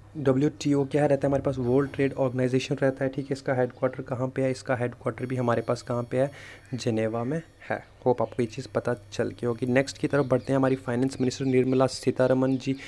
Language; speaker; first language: Hindi; non-native, local second language; Kashmiri